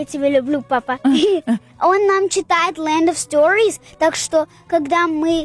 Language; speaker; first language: Russian; early bilingual, heritage; English